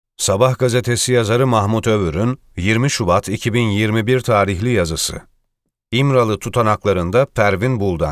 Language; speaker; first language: Turkish; native; Turkish